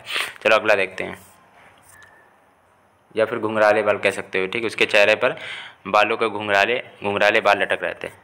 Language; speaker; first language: Hindi; native; Hindi